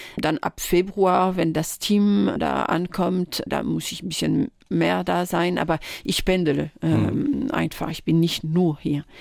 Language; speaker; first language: German; non-native, fluent; French